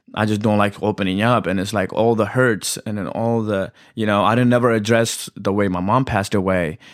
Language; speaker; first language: English; early bilingual, other home language; Amharic